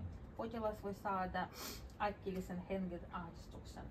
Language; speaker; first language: Finnish; non-native, fluent; Russian